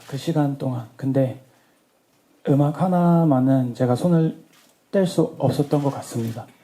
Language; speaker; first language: Korean; early bilingual, heritage; Korean